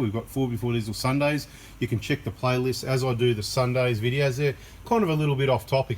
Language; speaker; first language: English; native; English